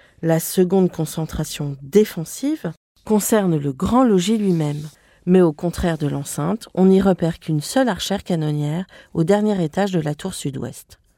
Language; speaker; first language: French; native; French